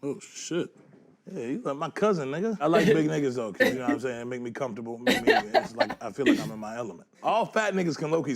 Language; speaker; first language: English; native; English